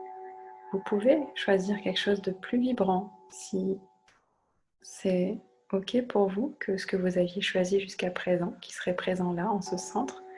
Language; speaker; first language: French; native; French